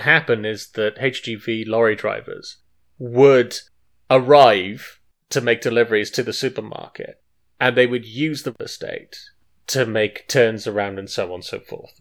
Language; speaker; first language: English; native; English